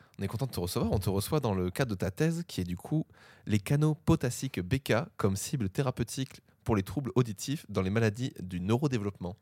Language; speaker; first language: French; native; French